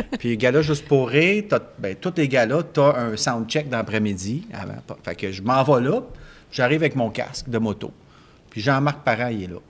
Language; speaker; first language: French; native; French